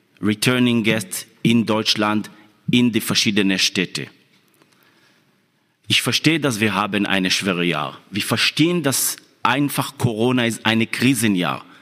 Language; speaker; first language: German; non-native, fluent; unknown